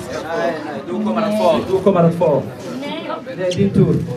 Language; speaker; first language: Swedish; non-native, learner; Somali